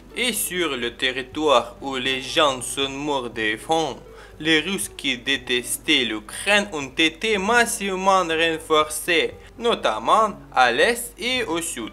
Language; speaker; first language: French; non-native, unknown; Ukrainian